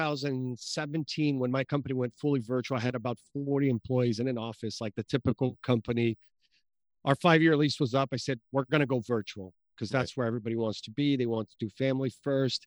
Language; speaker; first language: English; early bilingual, other home language; Portuguese